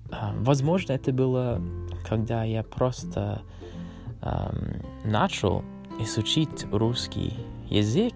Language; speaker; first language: Russian; non-native, learner; English